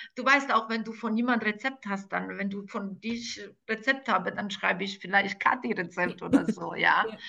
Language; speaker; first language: German; non-native, fluent; Serbian